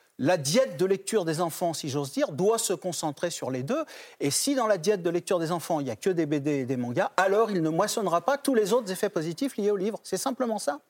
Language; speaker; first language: French; native; French